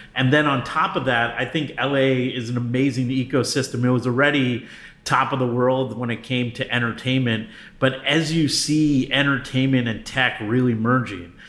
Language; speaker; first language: English; native; English